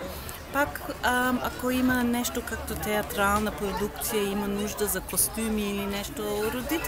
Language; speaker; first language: Bulgarian; non-native, learner; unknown